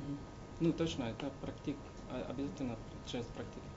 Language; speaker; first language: Russian; non-native, learner; French